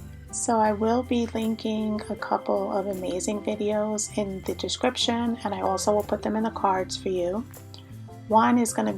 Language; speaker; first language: English; native; English